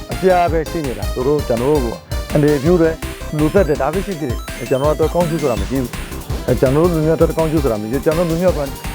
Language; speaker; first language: Burmese; non-native, local second language; Rohingya